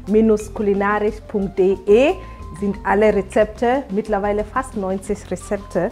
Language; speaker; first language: German; non-native, fluent; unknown